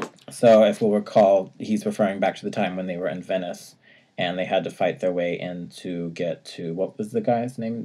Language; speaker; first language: English; native; English